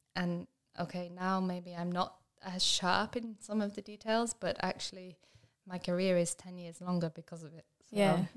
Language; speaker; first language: English; native; English